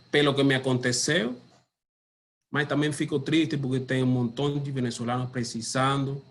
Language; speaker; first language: Portuguese; non-native, learner; Spanish